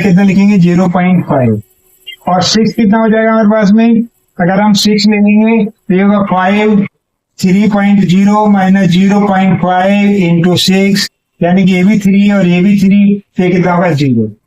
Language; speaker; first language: Hindi; native; Hindi